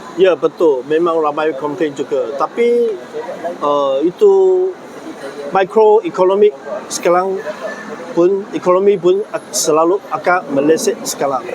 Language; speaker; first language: Malay; non-native, local second language; Chinese